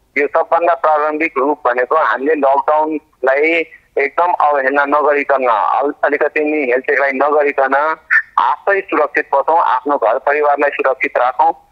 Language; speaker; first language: Nepali; non-native, local second language; Maithili